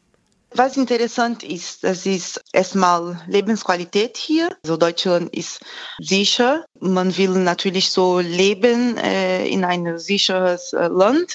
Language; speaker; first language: German; non-native, fluent; Portuguese